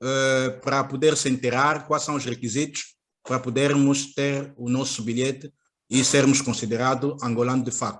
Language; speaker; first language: Portuguese; native; Portuguese